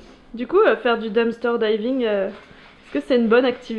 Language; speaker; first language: French; native; French